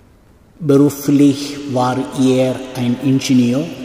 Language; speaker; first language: German; non-native, fluent; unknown